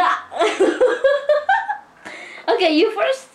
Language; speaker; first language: English; non-native, learner; Indonesian